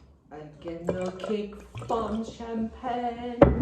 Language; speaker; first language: English; non-native, fluent; Thai